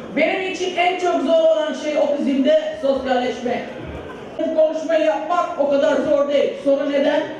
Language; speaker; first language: Turkish; early bilingual, heritage; Turkish